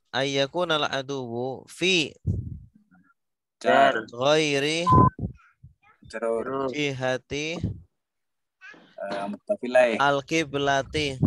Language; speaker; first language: Arabic; non-native, fluent; Indonesian